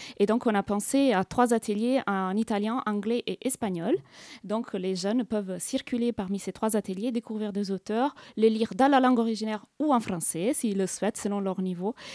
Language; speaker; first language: French; non-native, fluent; Italian